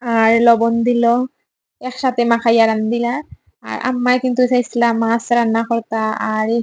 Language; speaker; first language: Bangla; non-native, local second language; Sylheti